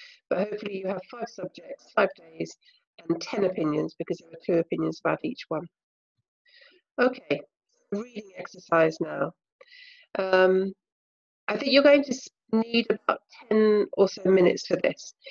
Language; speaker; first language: English; native; English